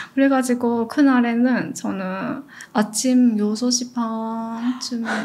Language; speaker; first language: Korean; non-native, fluent; Japanese